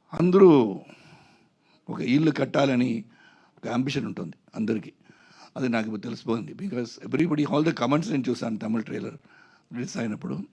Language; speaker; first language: Telugu; non-native, local second language; Tamil